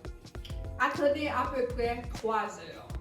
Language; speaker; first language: French; non-native, fluent; English